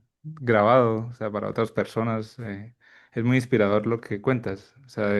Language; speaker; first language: Spanish; native; Spanish